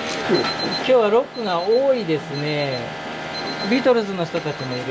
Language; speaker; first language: Japanese; native; Japanese